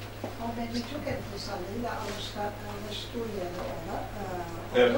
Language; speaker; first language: Turkish; non-native, learner; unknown